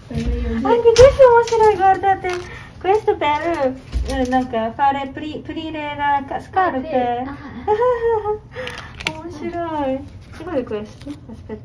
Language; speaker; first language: Italian; non-native, learner; Japanese